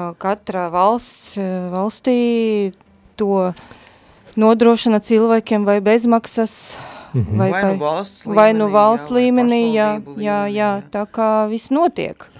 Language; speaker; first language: Latvian; non-native, local second language; Russian